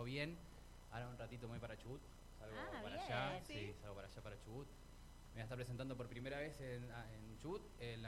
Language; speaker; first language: Spanish; native; Spanish